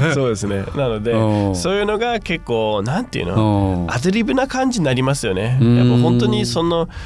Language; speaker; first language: Japanese; non-native, fluent; Danish